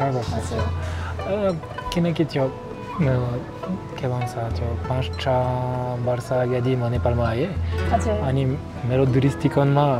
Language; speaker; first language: Nepali; non-native, learner; French